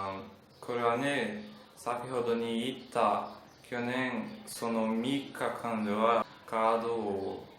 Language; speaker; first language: Japanese; non-native, learner; Portuguese